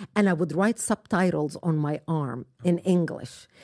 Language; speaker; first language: English; non-native, fluent; Arabic